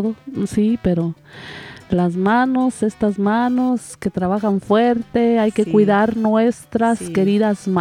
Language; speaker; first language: Spanish; native; Spanish